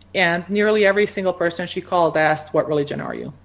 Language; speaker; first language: English; early bilingual, other home language; Croatian